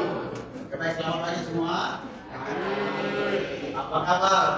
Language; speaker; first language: Indonesian; native; Indonesian